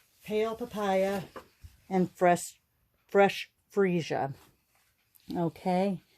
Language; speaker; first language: English; native; English